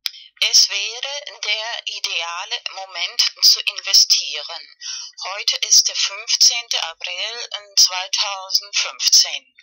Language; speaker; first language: German; non-native, learner; Spanish